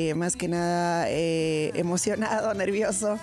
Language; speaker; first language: Spanish; native; Spanish